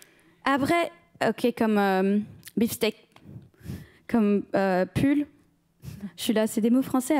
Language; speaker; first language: French; early bilingual, heritage; French